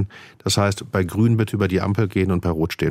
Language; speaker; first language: German; native; German